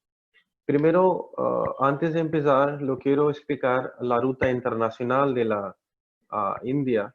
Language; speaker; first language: Spanish; non-native, learner; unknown